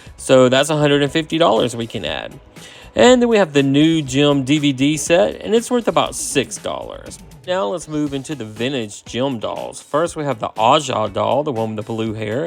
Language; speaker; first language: English; native; English